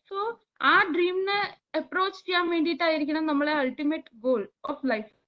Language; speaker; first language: Malayalam; early bilingual, heritage; Malayalam